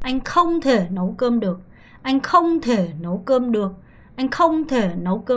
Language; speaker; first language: Vietnamese; non-native, fluent; Korean